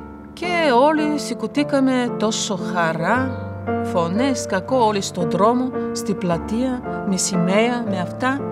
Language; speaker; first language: Greek; non-native, fluent; Bulgarian